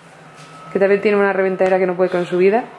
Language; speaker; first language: Spanish; native; Spanish